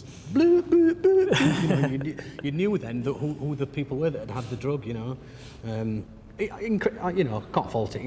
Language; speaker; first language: English; native; English